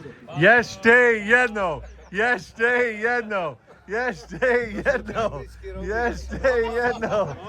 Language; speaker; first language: Czech; non-native, learner; English